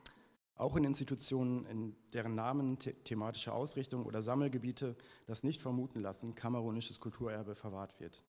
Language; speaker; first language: German; native; German